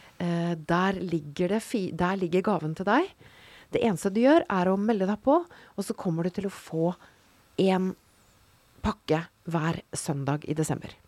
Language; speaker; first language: Norwegian; native; Norwegian